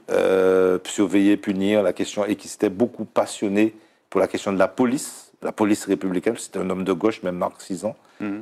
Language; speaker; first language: French; native; French